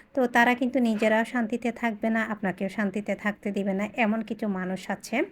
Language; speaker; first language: Bangla; non-native, local second language; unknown